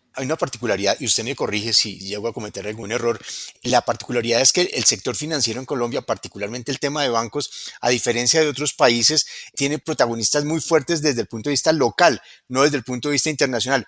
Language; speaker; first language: Spanish; native; Spanish